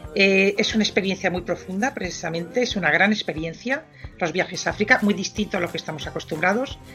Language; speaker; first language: Spanish; non-native, fluent; French